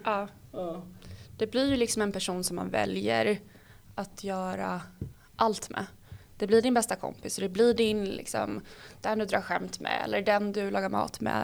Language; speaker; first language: Swedish; native; Swedish